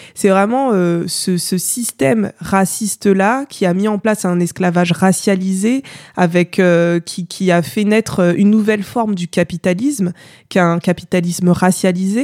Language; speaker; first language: French; native; French